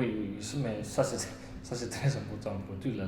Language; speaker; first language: French; non-native, learner; English